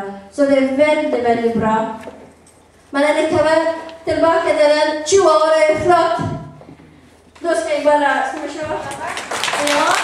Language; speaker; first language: Norwegian; non-native, learner; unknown